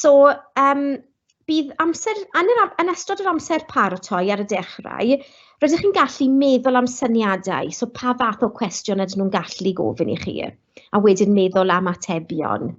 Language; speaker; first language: Welsh; non-native, local second language; English